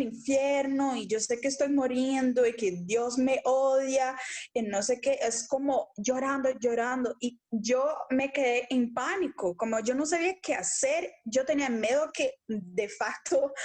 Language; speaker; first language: Spanish; non-native, local second language; Portuguese